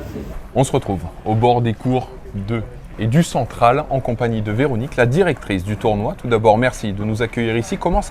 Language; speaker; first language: French; native; French